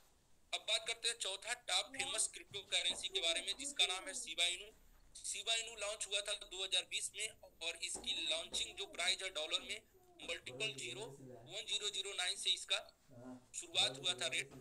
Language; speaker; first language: Hindi; native; Hindi